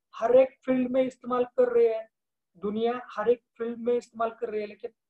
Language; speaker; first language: Hindi; non-native, local second language; Marathi